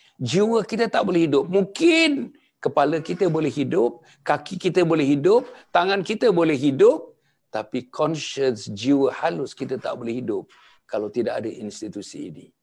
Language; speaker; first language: Malay; native; Malay